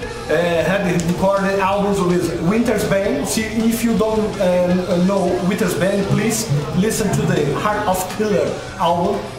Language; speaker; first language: English; non-native, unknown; Portuguese